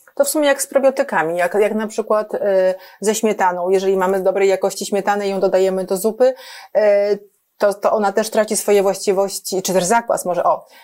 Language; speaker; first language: Polish; native; Polish